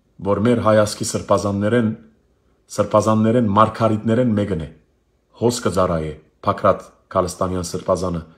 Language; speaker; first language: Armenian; early bilingual, heritage; Armenian